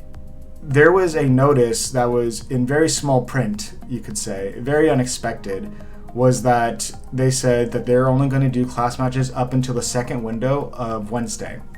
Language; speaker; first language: English; native; English